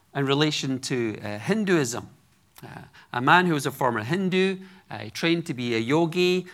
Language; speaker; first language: English; native; English